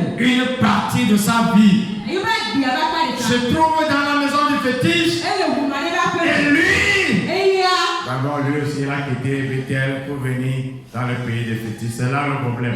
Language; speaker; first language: French; non-native, local second language; Ewe